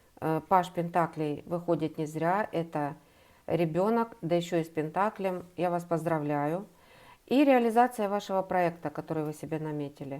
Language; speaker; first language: Russian; native; Russian